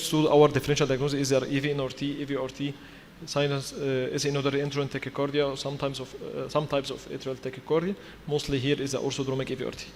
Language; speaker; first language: English; non-native, fluent; Arabic